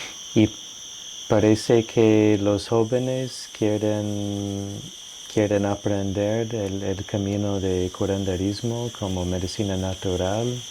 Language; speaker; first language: Spanish; non-native, fluent; English